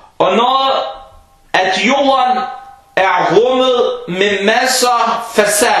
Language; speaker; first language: Danish; early bilingual, other home language; Arabic